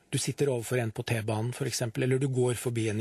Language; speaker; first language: Norwegian; native; Norwegian